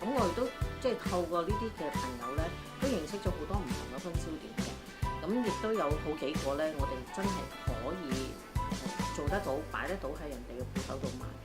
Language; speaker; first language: Cantonese; native; Cantonese